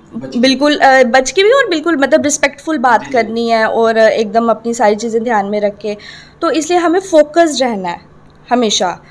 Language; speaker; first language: Hindi; native; Hindi